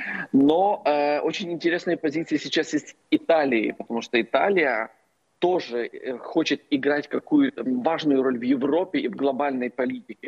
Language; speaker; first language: Russian; non-native, local second language; Ukrainian